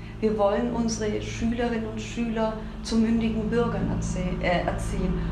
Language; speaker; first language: German; early bilingual, other home language; Turkish